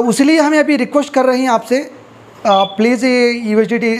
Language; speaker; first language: Hindi; non-native, local second language; Telugu